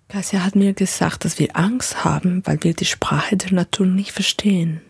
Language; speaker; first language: German; non-native, fluent; Spanish